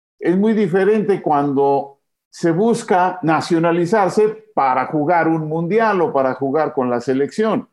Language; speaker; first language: Spanish; native; Spanish